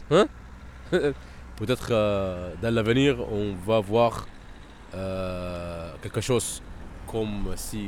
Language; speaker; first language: French; non-native, fluent; Arabic